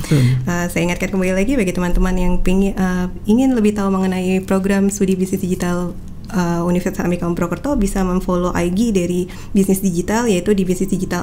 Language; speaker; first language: Indonesian; native; Indonesian